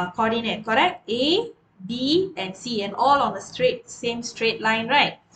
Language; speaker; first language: English; non-native, local second language; Malay